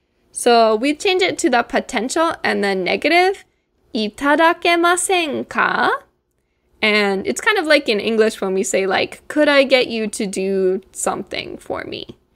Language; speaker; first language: English; native; English